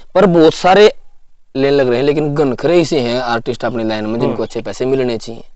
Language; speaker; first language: Hindi; native; Hindi